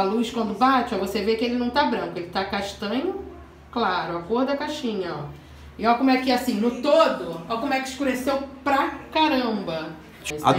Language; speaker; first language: Portuguese; native; Portuguese